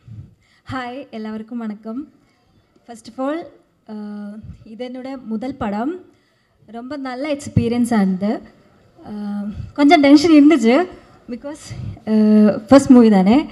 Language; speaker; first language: Tamil; non-native, learner; Malayalam